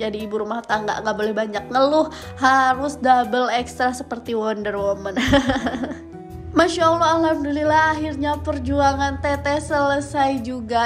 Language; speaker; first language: Indonesian; non-native, local second language; Sundanese